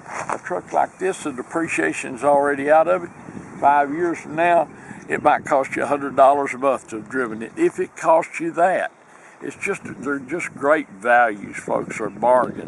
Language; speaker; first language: English; native; English